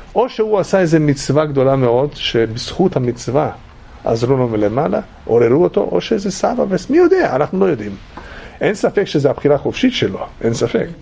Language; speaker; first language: Hebrew; non-native, fluent; English